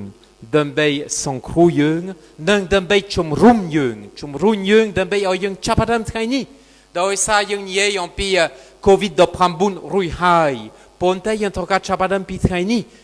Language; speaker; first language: Khmer; non-native, fluent; French